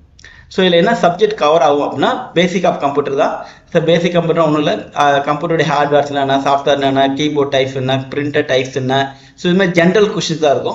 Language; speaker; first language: Tamil; native; Tamil